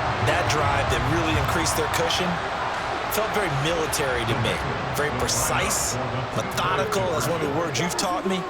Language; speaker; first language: English; native; English